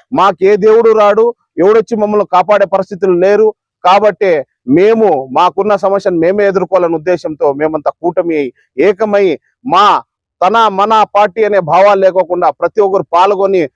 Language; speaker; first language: Telugu; non-native, local second language; Lambadi